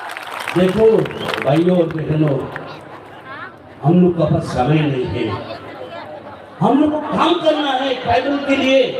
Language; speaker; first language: Hindi; non-native, local second language; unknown